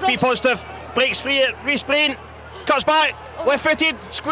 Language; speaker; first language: English; native; English